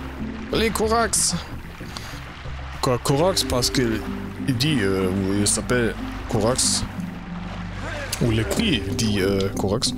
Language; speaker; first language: French; non-native, learner; German